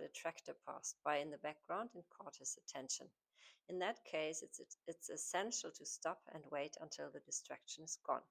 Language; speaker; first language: English; non-native, fluent; German